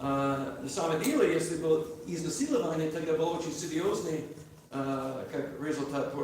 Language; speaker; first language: Russian; non-native, learner; English